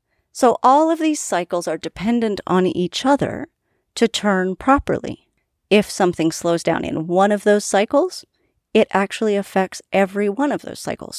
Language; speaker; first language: English; native; English